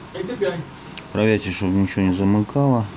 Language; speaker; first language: Russian; native; Russian